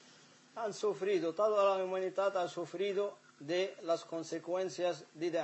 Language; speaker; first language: Spanish; non-native, fluent; Arabic